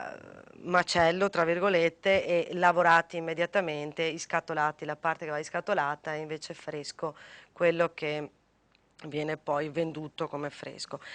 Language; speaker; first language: Italian; native; Italian